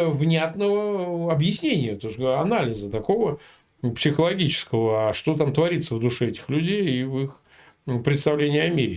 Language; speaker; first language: Russian; native; Russian